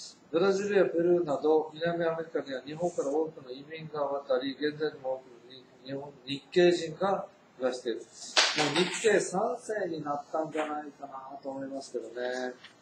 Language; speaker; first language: Japanese; native; Japanese